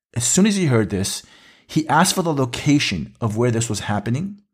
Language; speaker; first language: English; early bilingual, other home language; Hebrew